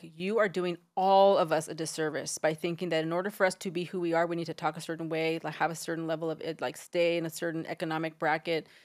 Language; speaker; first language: English; native; English